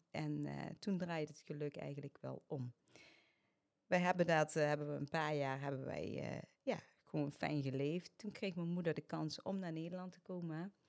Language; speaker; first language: Dutch; early bilingual, other home language; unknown